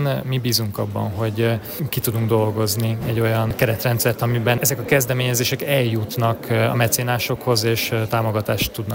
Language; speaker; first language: Hungarian; native; Hungarian